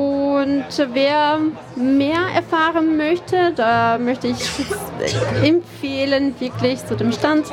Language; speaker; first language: German; non-native, fluent; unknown